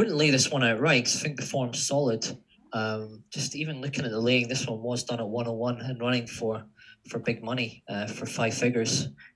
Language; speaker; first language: English; native; English